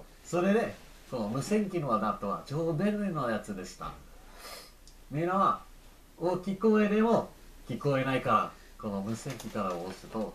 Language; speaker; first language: Japanese; non-native, learner; English